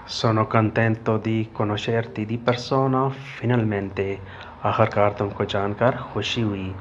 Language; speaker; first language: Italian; non-native, learner; Urdu